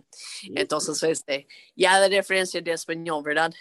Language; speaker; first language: Spanish; non-native, fluent; English